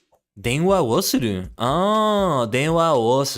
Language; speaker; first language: Japanese; non-native, learner; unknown